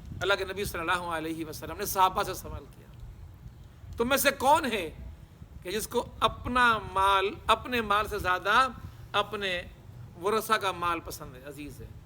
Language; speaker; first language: Urdu; non-native, local second language; Sindhi